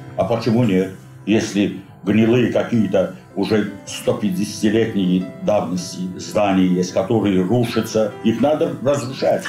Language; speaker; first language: Russian; non-native, local second language; Azerbaijani